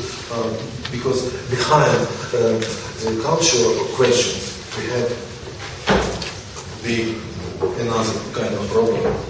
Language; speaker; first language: English; non-native, learner; Russian